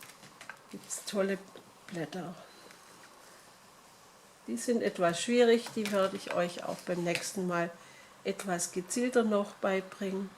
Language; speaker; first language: German; native; German